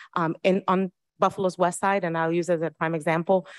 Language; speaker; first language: English; early bilingual, other home language; Spanish